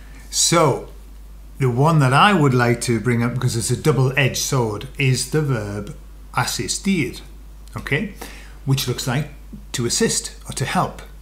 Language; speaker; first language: English; native; English